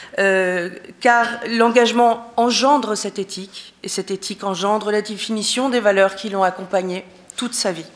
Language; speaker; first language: French; native; French